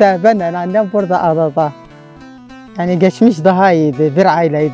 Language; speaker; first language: Turkish; non-native, local second language; Arabic